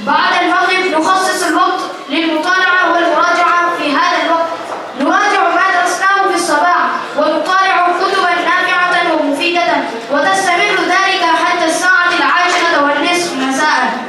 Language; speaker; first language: Arabic; non-native, learner; Urdu